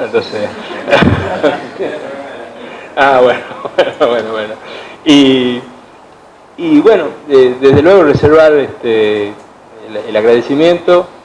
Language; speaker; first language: Spanish; native; Spanish